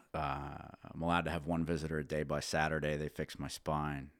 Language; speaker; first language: English; native; English